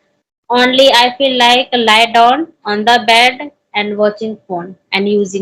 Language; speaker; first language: English; non-native, learner; Hindi